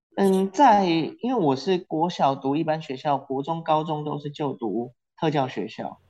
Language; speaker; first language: Chinese; non-native, local second language; Min Nan Chinese